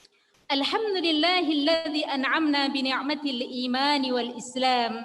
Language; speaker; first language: Arabic; non-native, fluent; Indonesian